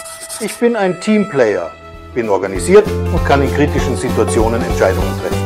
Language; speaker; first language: German; non-native, fluent; Bulgarian